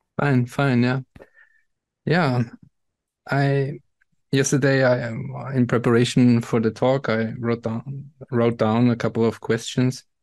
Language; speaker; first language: English; non-native, fluent; German